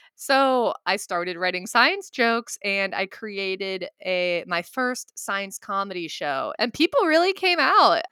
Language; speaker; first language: English; native; English